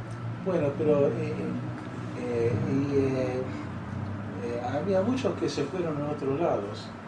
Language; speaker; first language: Spanish; non-native, fluent; English